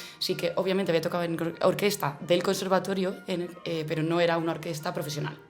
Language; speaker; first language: Spanish; native; Spanish